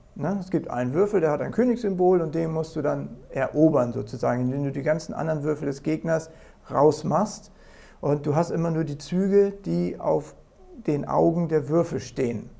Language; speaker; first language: German; native; German